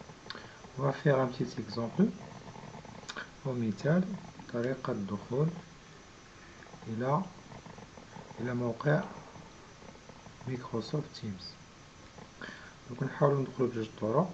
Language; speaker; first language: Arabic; native; Arabic